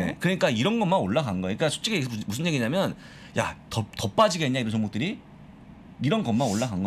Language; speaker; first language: Korean; native; Korean